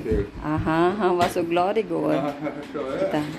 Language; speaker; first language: Swedish; non-native, learner; Filipino